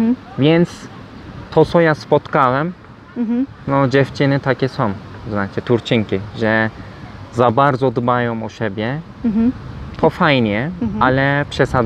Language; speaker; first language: Polish; non-native, learner; Turkish